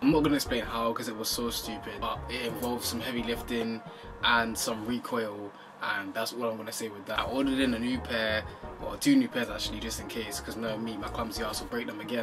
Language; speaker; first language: English; native; English